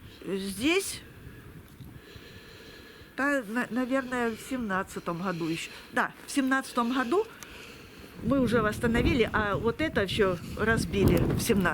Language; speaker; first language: Russian; native; Russian